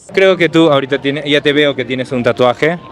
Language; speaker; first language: Spanish; native; Spanish